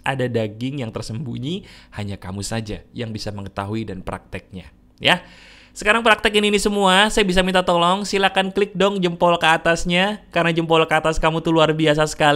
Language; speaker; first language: Indonesian; native; Indonesian